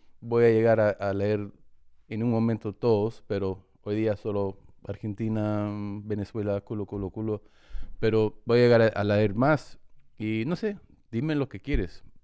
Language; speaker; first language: Spanish; early bilingual, heritage; Spanish